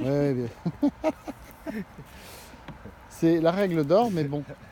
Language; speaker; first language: French; native; French